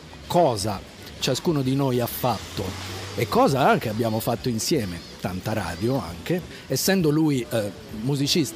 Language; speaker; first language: Italian; native; Italian